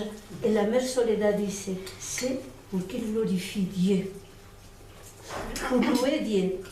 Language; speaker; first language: French; non-native, fluent; Spanish